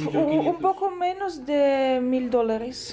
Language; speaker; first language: Spanish; non-native, fluent; Russian